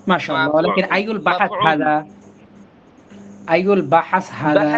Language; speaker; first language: Arabic; non-native, fluent; Bangla